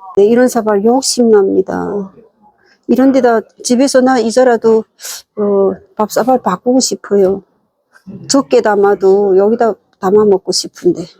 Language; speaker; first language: Korean; native; Korean